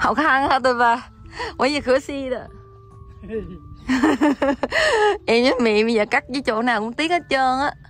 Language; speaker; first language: Chinese; non-native, learner; Vietnamese